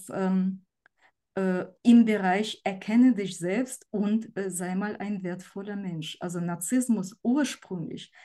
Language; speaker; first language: German; non-native, fluent; Ukrainian